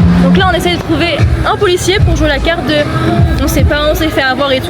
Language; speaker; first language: French; native; French